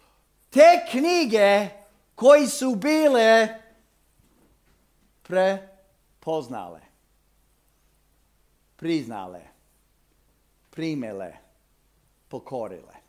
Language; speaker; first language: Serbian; non-native, fluent; English